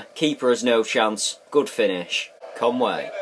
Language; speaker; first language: English; native; English